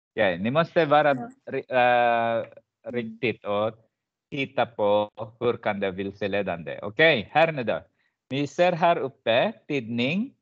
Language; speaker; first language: Swedish; non-native, fluent; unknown